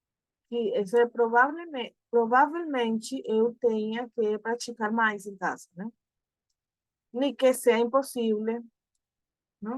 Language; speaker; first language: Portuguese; non-native, fluent; Spanish